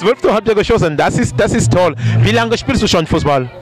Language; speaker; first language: German; non-native, fluent; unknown